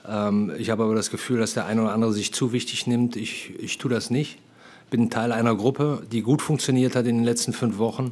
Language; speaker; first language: German; native; German